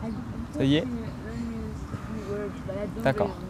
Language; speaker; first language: French; non-native, fluent; German